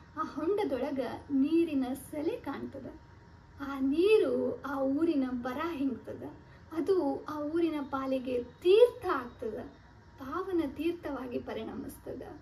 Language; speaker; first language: Kannada; native; Kannada